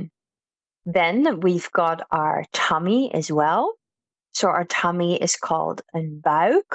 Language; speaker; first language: English; non-native, fluent; Dutch